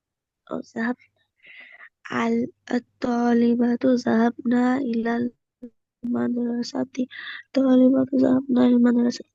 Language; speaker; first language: Arabic; non-native, learner; Bangla